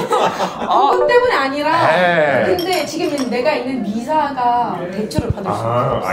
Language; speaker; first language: Korean; non-native, fluent; Arabic